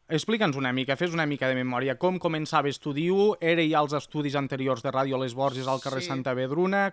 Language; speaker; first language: Catalan; native; Catalan